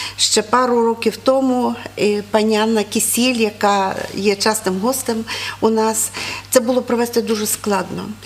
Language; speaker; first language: Ukrainian; native; Ukrainian